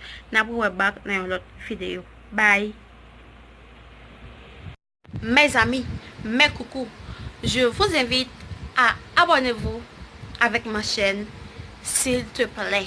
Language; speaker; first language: French; non-native, learner; Haitian Creole